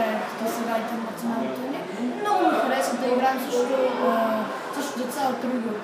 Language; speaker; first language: Bulgarian; early bilingual, heritage; Bulgarian